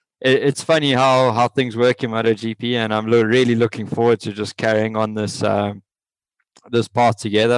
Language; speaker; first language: English; native; English